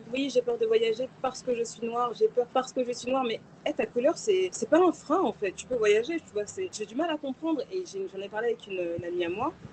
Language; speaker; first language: French; native; French